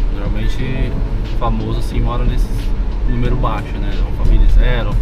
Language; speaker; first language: Portuguese; native; Portuguese